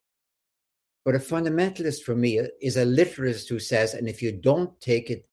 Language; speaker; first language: English; native; English